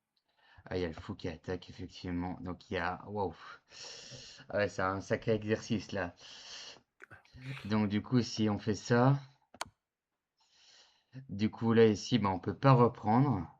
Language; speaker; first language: French; native; French